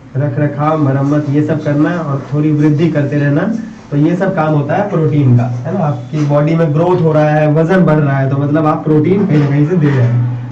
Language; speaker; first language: Hindi; native; Hindi